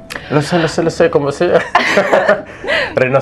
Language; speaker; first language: Spanish; non-native, learner; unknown